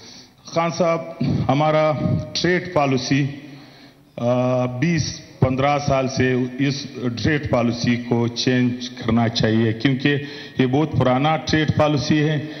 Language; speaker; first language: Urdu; non-native, local second language; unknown